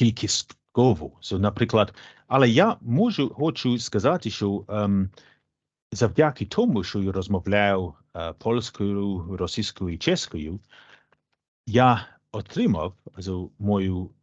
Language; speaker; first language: Ukrainian; non-native, learner; English